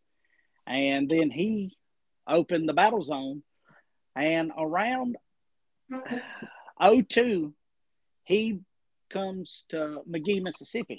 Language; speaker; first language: English; native; English